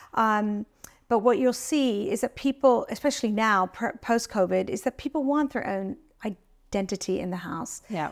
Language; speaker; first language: English; early bilingual, other home language; Italian